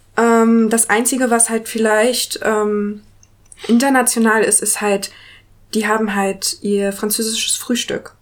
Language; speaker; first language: German; native; German